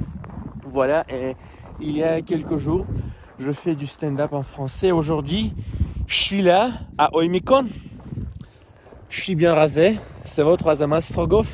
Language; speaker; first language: French; non-native, fluent; Russian